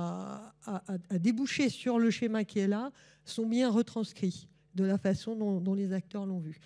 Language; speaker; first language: French; native; French